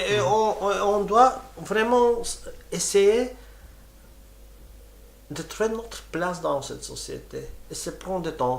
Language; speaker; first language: French; non-native, fluent; Romany